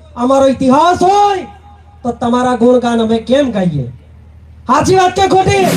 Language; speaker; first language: Gujarati; non-native, local second language; Bhili